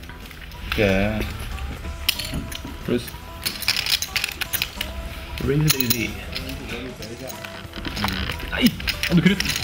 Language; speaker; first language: Norwegian; native; Norwegian